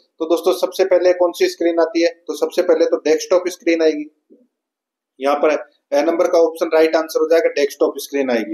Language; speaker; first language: Hindi; native; Hindi